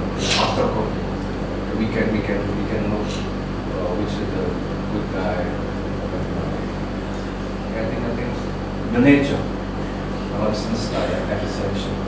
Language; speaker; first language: English; non-native, learner; Indonesian